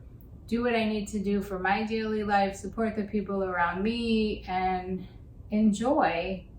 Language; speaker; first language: English; native; English